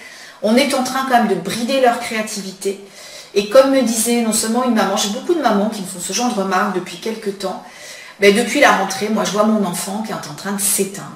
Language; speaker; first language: French; native; French